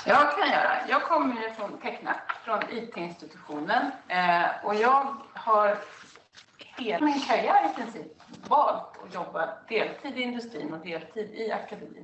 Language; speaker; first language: Swedish; native; Swedish